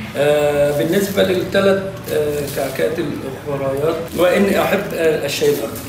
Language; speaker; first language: Arabic; native; Arabic